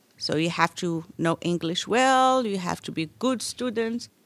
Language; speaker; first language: English; non-native, fluent; Arabic